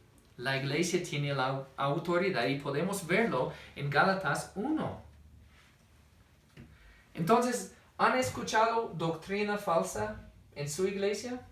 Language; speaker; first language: Spanish; non-native, fluent; English